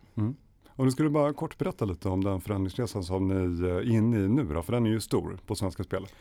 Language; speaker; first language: Swedish; native; Swedish